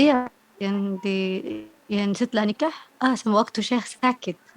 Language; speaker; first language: Indonesian; non-native, learner; Arabic